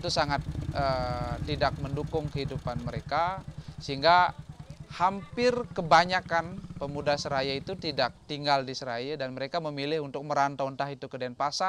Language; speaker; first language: Indonesian; non-native, local second language; Balinese